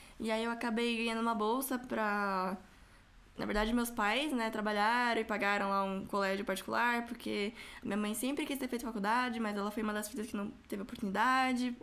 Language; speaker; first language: Portuguese; native; Portuguese